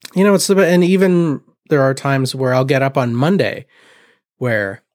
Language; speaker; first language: English; native; English